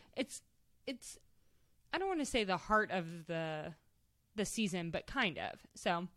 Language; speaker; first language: English; native; English